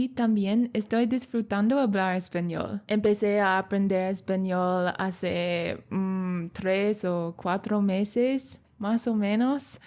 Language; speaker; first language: Spanish; non-native, learner; English